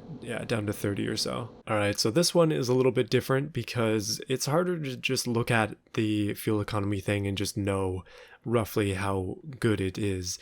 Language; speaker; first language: English; native; English